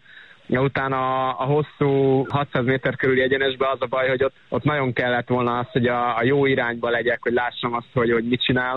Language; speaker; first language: Hungarian; native; Hungarian